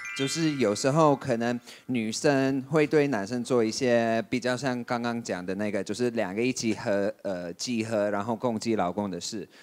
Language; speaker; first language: Chinese; non-native, fluent; English